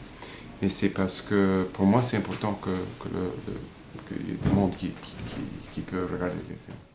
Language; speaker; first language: French; non-native, fluent; English